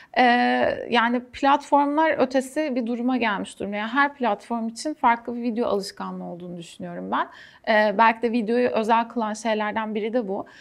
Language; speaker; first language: Turkish; native; Turkish